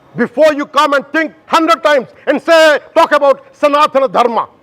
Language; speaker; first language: English; non-native, local second language; Telugu